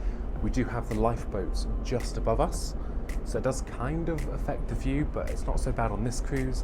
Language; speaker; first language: English; native; English